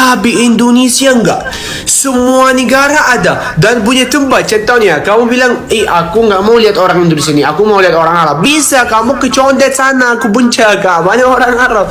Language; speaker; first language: Indonesian; non-native, fluent; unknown